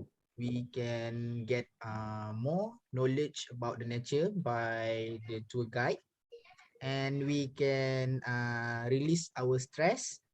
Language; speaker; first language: English; non-native, learner; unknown